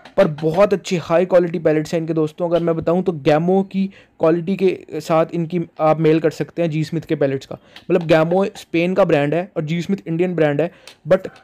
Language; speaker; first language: Hindi; non-native, local second language; Punjabi